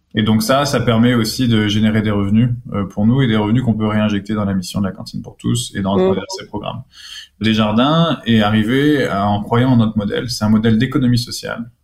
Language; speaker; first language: French; native; French